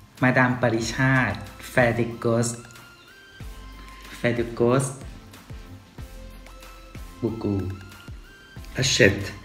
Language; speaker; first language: French; non-native, learner; Thai